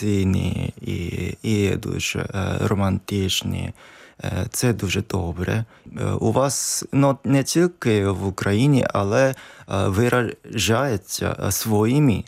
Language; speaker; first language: Ukrainian; non-native, learner; Japanese